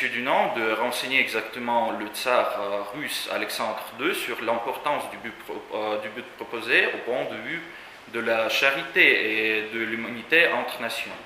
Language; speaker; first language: French; non-native, fluent; Russian